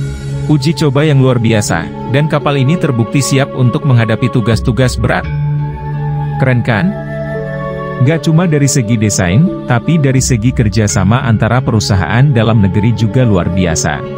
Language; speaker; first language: Indonesian; native; Indonesian